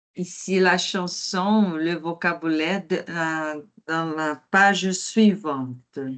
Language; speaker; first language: French; non-native, fluent; Portuguese